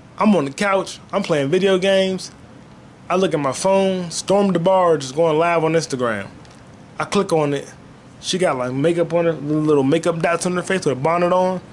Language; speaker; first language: English; native; English